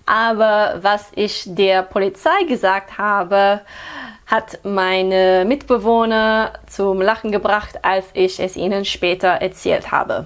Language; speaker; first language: German; non-native, fluent; English